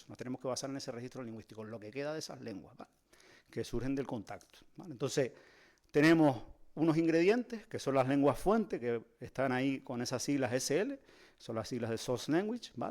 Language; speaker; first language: Spanish; native; Spanish